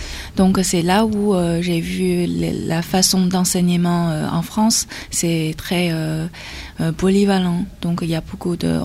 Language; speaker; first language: French; non-native, fluent; Chinese